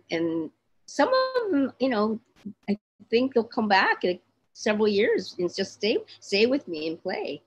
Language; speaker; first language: English; native; English